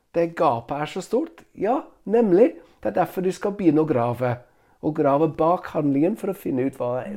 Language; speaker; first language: Norwegian; non-native, fluent; English